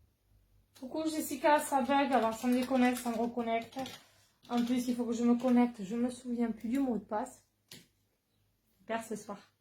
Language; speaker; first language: French; native; French